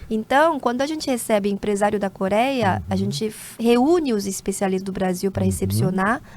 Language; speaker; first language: Portuguese; non-native, fluent; Korean